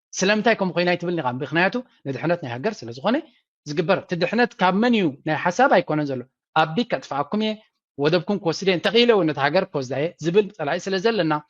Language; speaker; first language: Tigrinya; native; Tigrinya